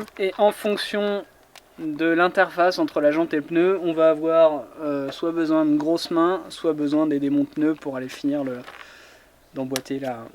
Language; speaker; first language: French; native; French